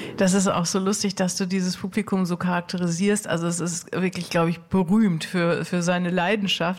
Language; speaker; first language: German; native; German